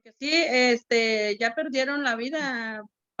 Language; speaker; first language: Spanish; native; Spanish